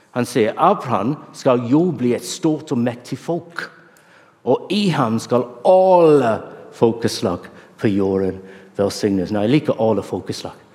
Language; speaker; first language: Norwegian; non-native, fluent; English